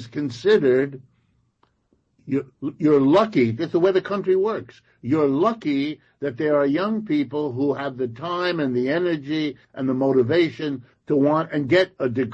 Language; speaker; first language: English; non-native, local second language; French